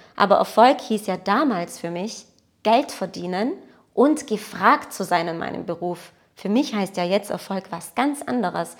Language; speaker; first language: German; early bilingual, other home language; Portuguese